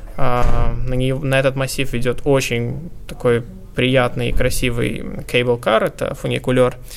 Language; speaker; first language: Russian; native; Russian